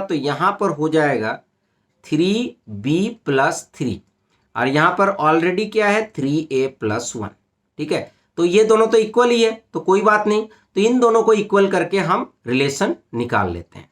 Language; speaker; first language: Hindi; native; Hindi